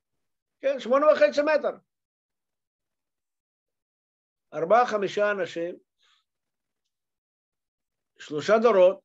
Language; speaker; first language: Hebrew; non-native, fluent; Russian